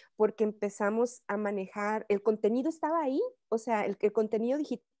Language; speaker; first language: Spanish; native; Spanish